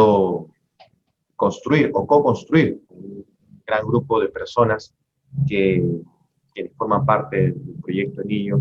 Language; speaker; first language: Spanish; native; Spanish